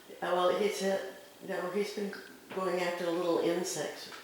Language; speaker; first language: English; native; English